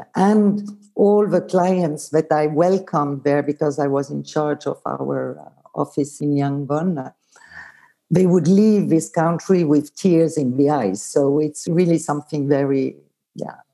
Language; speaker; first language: English; non-native, fluent; Swiss German